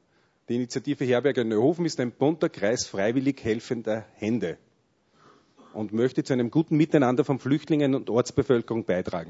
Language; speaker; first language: German; native; German